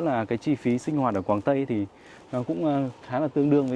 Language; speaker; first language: Vietnamese; native; Vietnamese